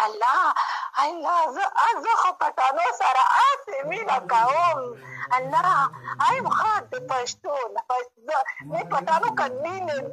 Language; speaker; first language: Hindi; non-native, local second language; Pashto